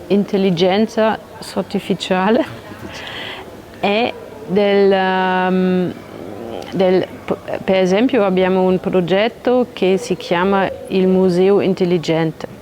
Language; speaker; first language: Italian; non-native, learner; German